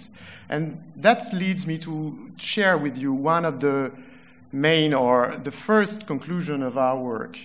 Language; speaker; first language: English; non-native, fluent; French